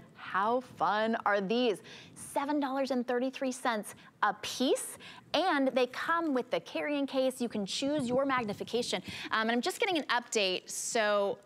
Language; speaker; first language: English; native; English